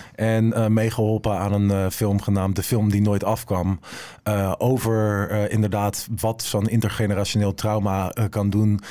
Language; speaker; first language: Dutch; native; Dutch